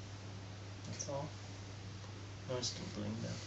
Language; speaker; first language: English; non-native, fluent; German